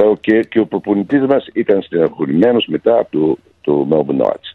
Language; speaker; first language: Greek; early bilingual, heritage; Greek